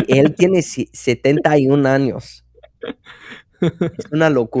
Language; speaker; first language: Spanish; non-native, fluent; English